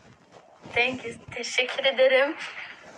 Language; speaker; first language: Turkish; non-native, learner; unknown